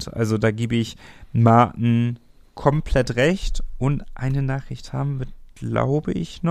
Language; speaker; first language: German; native; German